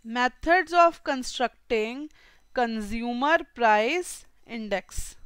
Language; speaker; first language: Hindi; native; Hindi